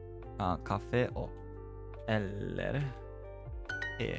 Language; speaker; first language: Swedish; non-native, learner; English